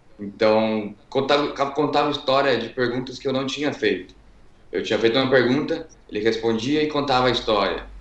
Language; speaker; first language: Portuguese; native; Portuguese